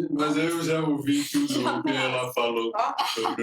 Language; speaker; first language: Portuguese; non-native, fluent; Dutch